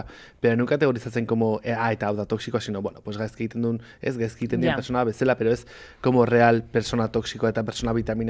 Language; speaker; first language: Basque; native; Basque